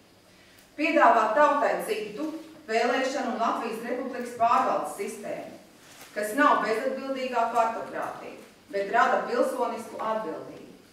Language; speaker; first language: Latvian; native; Latvian